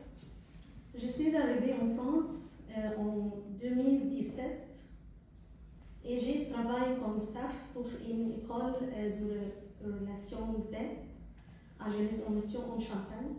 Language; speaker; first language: French; non-native, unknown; Arabic